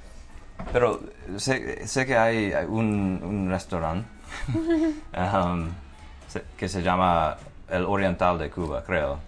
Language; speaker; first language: Spanish; non-native, fluent; English